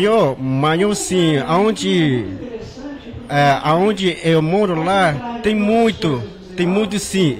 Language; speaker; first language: Portuguese; non-native, local second language; Yanomámi